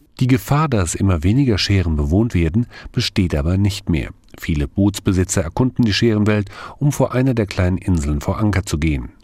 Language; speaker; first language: German; native; German